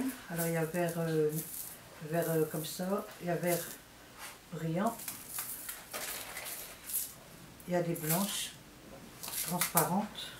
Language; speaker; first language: French; native; French